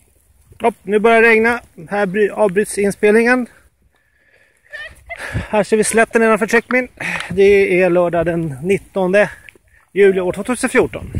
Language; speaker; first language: Swedish; native; Swedish